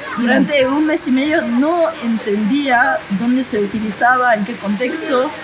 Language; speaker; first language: Spanish; non-native, fluent; French